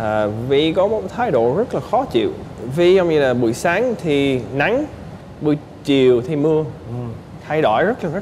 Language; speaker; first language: Vietnamese; early bilingual, heritage; Vietnamese